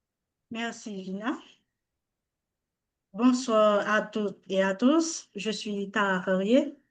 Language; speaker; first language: French; non-native, local second language; Haitian Creole